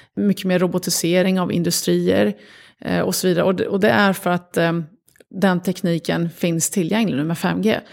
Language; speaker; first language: Swedish; early bilingual, other home language; Arabic